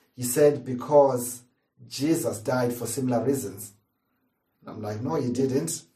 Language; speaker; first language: English; non-native, local second language; Shona